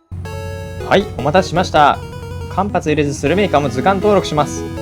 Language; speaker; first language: Japanese; native; Japanese